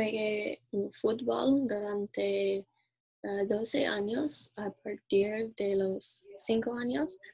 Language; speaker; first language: Spanish; non-native, learner; English